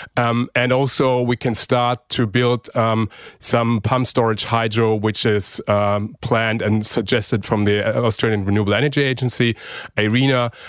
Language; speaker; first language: English; non-native, fluent; German